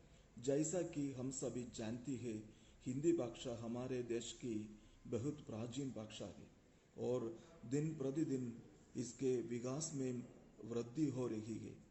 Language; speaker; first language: Hindi; non-native, fluent; Malayalam